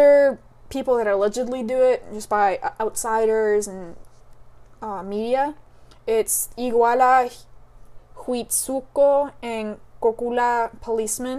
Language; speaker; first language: English; native; English